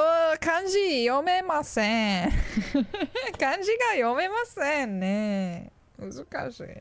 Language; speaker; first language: Japanese; non-native, learner; English